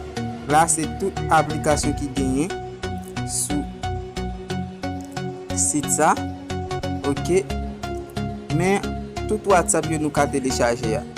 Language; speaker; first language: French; non-native, learner; Haitian Creole